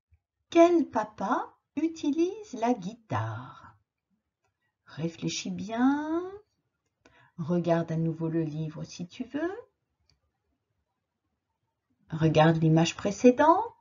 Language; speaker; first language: French; native; French